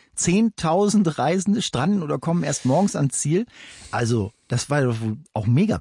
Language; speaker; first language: German; native; German